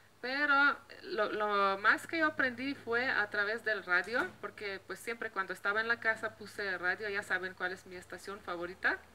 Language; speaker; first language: Spanish; non-native, fluent; Slovenian